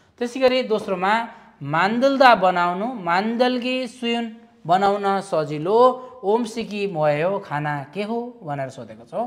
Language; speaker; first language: Nepali; native; Nepali